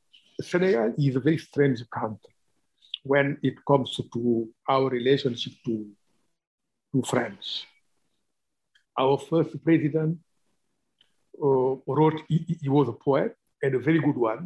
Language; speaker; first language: English; non-native, fluent; Wolof